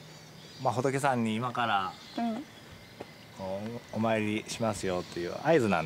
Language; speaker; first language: Japanese; native; Japanese